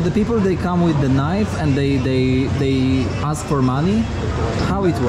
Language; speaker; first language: English; non-native, learner; Polish